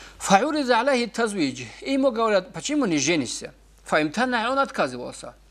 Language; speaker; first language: Russian; non-native, local second language; Avaric